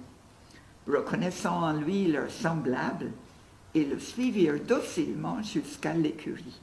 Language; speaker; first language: French; non-native, fluent; English